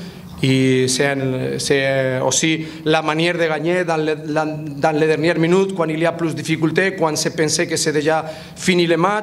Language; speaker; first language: French; non-native, fluent; Spanish